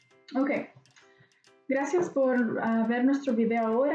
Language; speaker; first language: Spanish; early bilingual, other home language; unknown